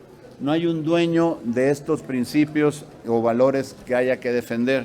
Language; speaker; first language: Spanish; native; Spanish